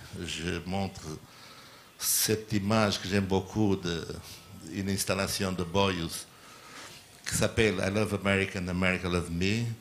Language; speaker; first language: French; non-native, learner; Portuguese